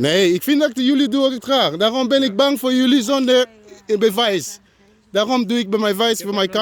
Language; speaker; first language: Dutch; non-native, learner; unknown